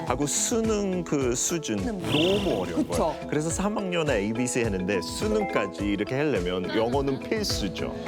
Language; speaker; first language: Korean; non-native, fluent; English